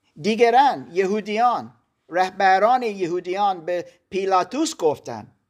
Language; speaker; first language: Persian; non-native, learner; German